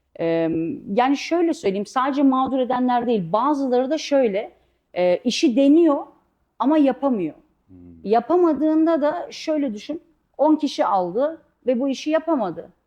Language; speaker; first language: Turkish; early bilingual, heritage; Turkish